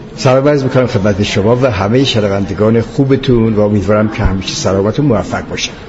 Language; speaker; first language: Persian; native; Persian